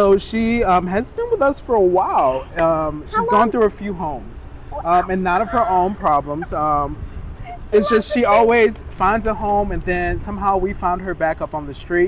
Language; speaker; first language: English; native; English